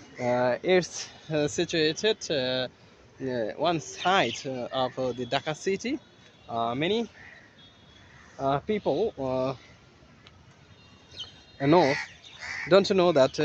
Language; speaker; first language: English; non-native, learner; Bangla